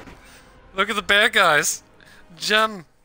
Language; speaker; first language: English; native; English